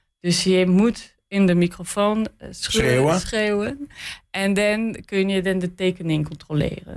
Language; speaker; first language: Dutch; non-native, learner; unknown